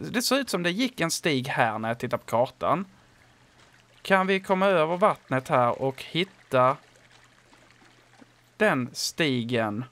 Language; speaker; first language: Swedish; native; Swedish